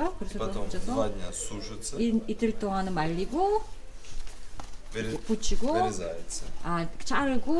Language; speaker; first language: Korean; non-native, fluent; Uzbek